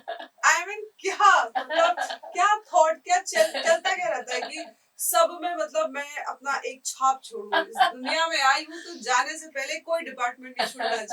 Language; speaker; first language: Hindi; native; Hindi